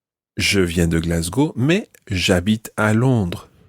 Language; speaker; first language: French; non-native, fluent; English